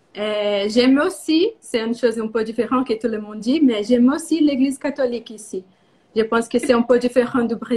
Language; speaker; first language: French; non-native, learner; Portuguese